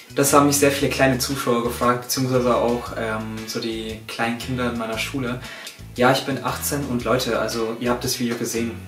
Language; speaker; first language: German; early bilingual, other home language; Turkish